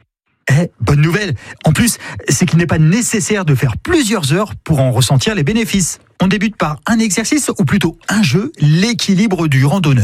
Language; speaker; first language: French; native; French